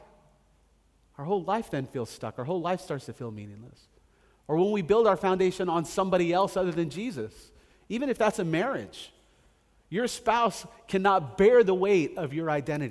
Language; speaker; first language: English; native; English